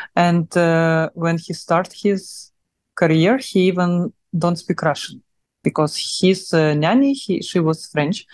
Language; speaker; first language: English; non-native, learner; Russian